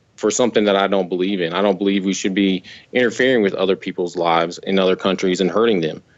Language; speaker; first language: English; native; English